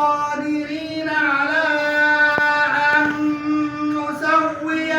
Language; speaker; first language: Arabic; native; Arabic